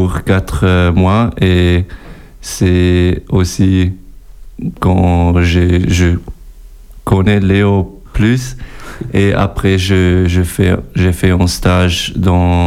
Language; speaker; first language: French; non-native, learner; German